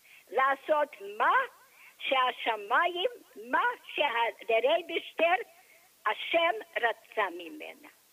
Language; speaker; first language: Hebrew; non-native, fluent; English